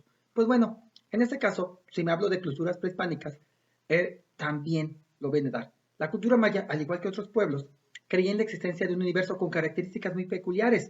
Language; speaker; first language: Spanish; native; Spanish